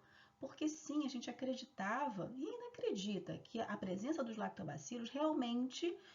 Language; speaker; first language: Portuguese; native; Portuguese